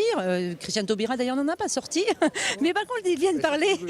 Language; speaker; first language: French; native; French